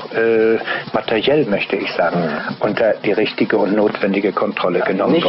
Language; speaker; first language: German; native; German